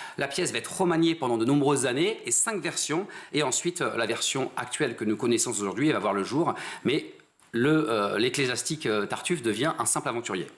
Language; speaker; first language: French; native; French